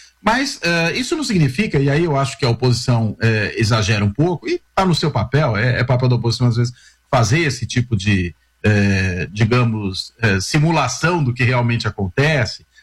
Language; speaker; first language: Portuguese; native; Portuguese